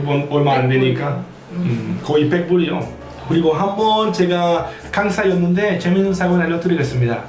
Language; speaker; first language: Korean; non-native, fluent; Spanish